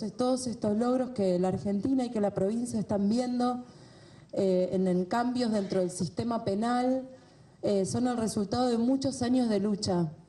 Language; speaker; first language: Spanish; native; Spanish